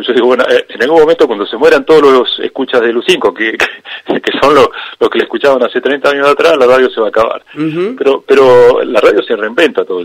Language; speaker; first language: Spanish; native; Spanish